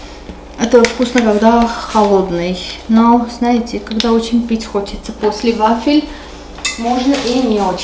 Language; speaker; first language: Russian; non-native, local second language; Armenian